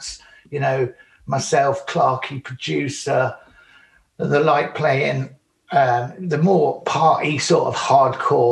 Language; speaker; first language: English; native; English